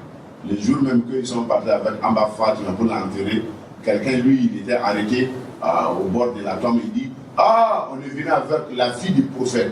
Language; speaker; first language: French; non-native, local second language; Wolof